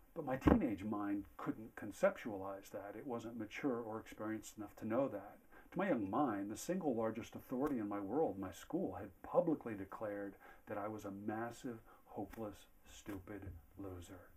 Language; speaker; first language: English; native; English